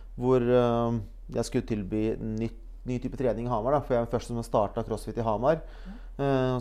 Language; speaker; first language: Norwegian; early bilingual, other home language; Bosnian